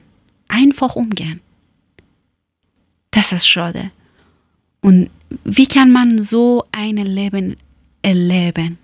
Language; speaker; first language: German; non-native, learner; Persian